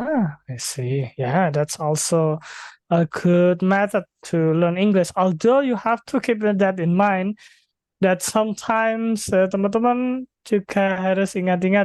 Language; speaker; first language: English; non-native, fluent; Indonesian